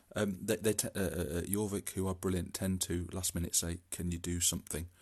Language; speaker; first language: English; native; English